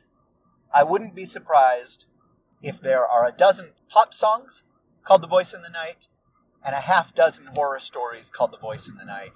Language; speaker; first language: English; native; English